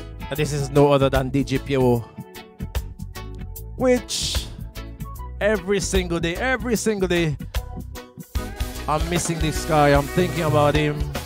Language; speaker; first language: English; non-native, local second language; Seselwa Creole French